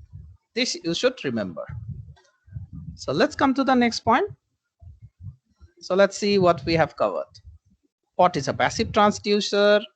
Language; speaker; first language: English; non-native, local second language; Bangla